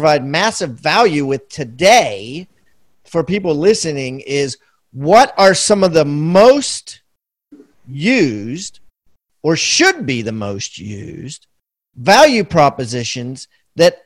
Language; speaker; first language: English; native; English